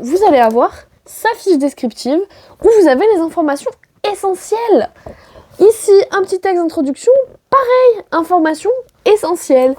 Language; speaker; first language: French; native; French